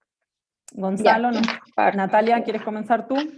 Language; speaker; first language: Spanish; native; Spanish